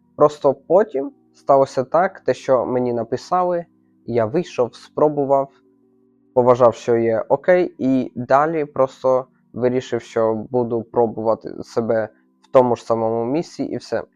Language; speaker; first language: Ukrainian; native; Ukrainian